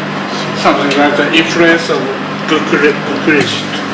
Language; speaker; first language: English; non-native, learner; Japanese